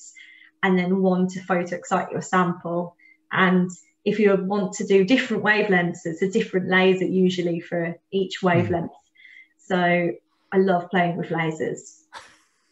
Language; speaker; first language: English; native; English